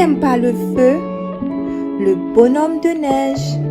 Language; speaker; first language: French; non-native, local second language; Haitian Creole